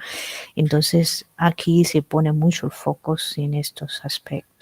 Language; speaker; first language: Spanish; non-native, fluent; Italian